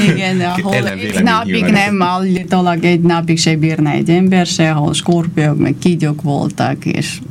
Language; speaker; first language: Hungarian; non-native, fluent; Armenian